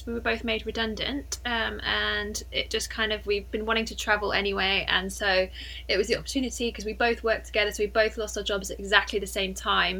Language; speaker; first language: English; native; English